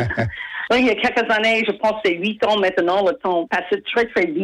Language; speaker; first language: French; non-native, fluent; English